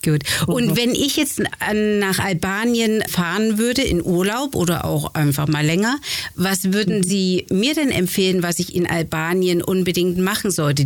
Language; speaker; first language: German; native; German